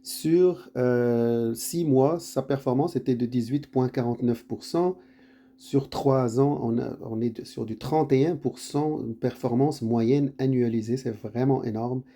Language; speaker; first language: French; native; French